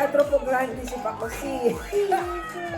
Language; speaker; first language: Italian; non-native, learner; Filipino